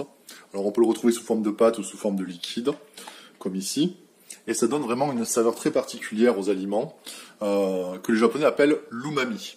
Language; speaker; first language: French; native; French